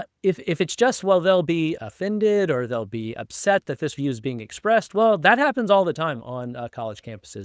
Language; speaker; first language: English; native; English